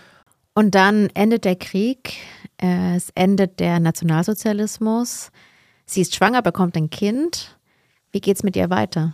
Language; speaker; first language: German; native; German